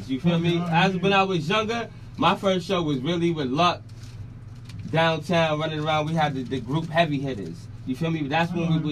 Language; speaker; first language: English; native; English